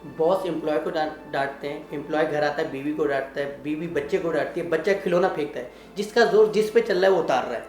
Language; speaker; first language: Urdu; native; Urdu